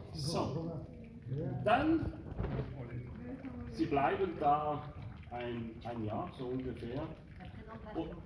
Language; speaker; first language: German; non-native, local second language; French